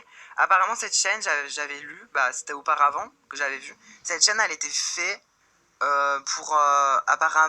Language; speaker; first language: French; native; French